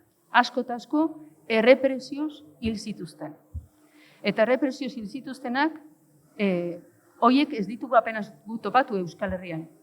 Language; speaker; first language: Basque; native; Basque